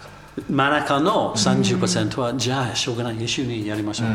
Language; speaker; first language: Japanese; non-native, learner; English